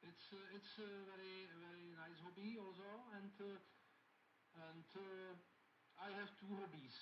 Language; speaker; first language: English; non-native, learner; Czech